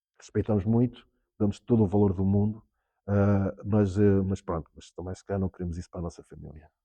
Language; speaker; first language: Portuguese; early bilingual, heritage; Portuguese